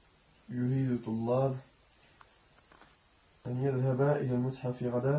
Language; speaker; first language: Arabic; non-native, learner; French